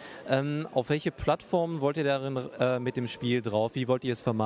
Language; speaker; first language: German; native; German